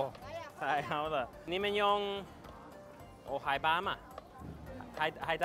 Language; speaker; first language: Chinese; non-native, fluent; English